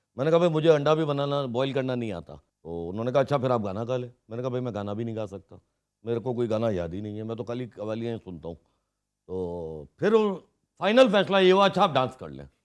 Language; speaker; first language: Urdu; non-native, local second language; Sindhi